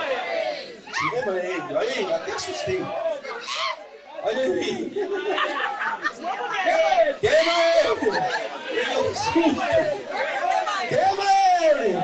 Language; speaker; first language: Portuguese; native; Portuguese